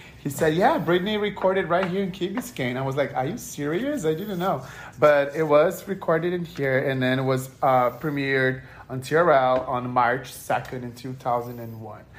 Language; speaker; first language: English; non-native, fluent; Portuguese